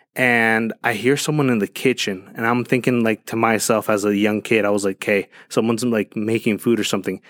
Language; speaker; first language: English; early bilingual, other home language; Spanish